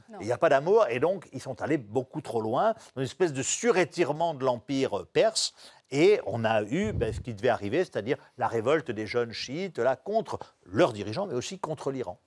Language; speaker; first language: French; native; French